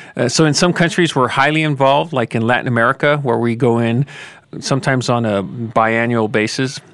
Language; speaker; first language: English; native; English